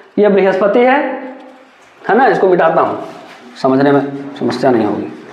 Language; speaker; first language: Hindi; native; Hindi